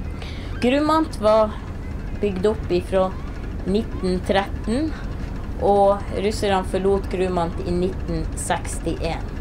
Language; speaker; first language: Norwegian; native; Norwegian